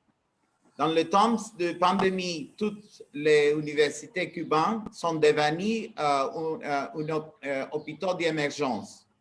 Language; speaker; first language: French; non-native, learner; Spanish